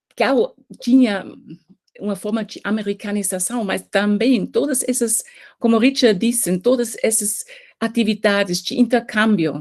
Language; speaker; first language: Portuguese; non-native, fluent; German